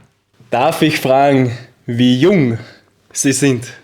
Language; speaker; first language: German; native; German